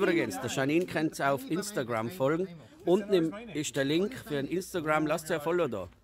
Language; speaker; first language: German; native; German